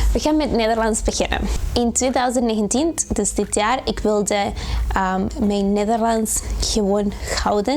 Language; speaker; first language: Dutch; non-native, learner; Spanish